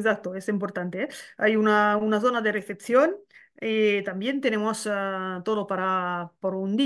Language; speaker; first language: Spanish; non-native, learner; French